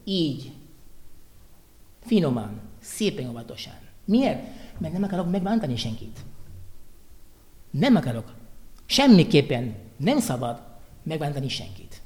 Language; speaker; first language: Hungarian; non-native, learner; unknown